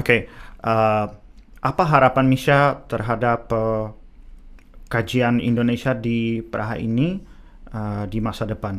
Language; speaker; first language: Indonesian; non-native, fluent; Czech